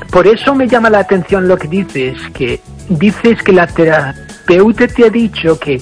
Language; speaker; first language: Spanish; non-native, fluent; English